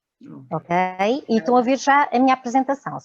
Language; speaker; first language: Portuguese; native; Portuguese